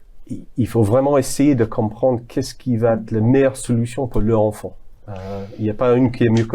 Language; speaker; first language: French; non-native, fluent; English